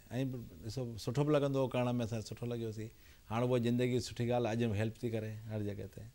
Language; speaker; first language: Sindhi; early bilingual, heritage; Sindhi